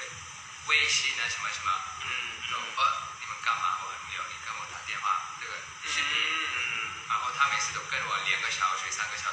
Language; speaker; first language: Chinese; non-native, learner; Thai